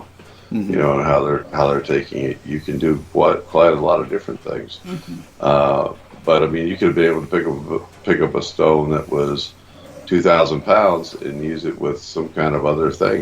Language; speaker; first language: English; native; English